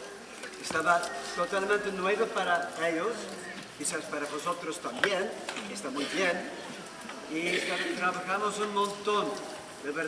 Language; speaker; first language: Spanish; non-native, learner; Dutch